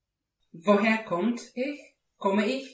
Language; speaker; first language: German; non-native, learner; Greek